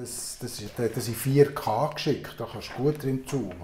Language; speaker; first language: German; native; German